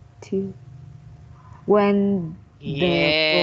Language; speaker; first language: English; non-native, learner; Vietnamese